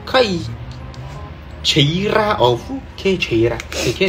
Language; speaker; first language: Portuguese; non-native, learner; Chinese